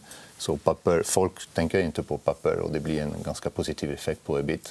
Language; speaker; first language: Swedish; non-native, fluent; French